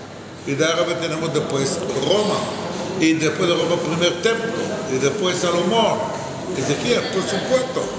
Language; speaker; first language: Spanish; non-native, fluent; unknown